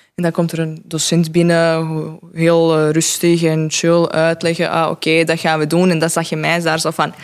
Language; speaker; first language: Dutch; non-native, fluent; Croatian